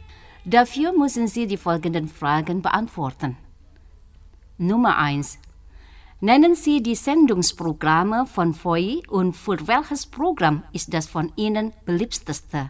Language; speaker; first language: German; non-native, fluent; Indonesian